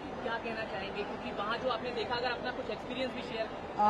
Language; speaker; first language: Hindi; native; Hindi